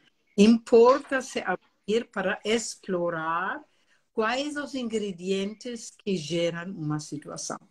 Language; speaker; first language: Portuguese; non-native, fluent; German